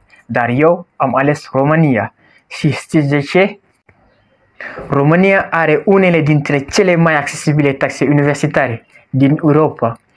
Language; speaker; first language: Romanian; non-native, learner; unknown